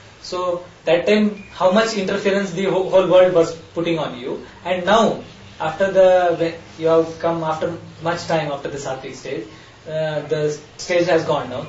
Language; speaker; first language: English; non-native, local second language; Hindi